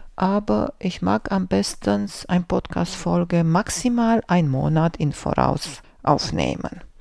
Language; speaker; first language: German; non-native, fluent; Romanian